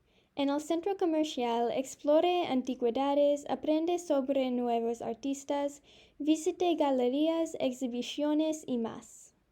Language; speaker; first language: Spanish; non-native, learner; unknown